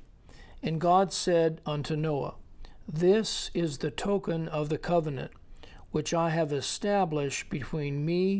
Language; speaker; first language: English; native; English